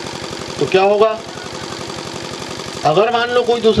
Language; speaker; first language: Hindi; native; Hindi